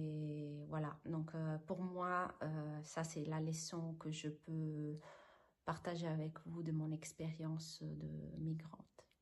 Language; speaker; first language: French; non-native, fluent; Italian